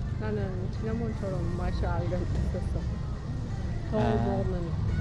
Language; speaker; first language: Korean; non-native, learner; Uzbek